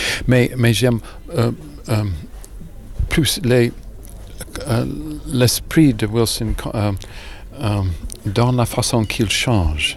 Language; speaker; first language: French; non-native, learner; English